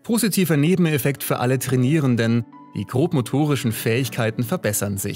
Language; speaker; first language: German; native; German